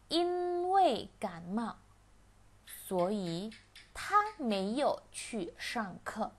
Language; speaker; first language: Chinese; non-native, fluent; Indonesian